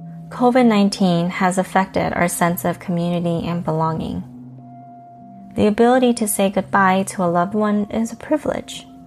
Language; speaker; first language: English; early bilingual, other home language; Korean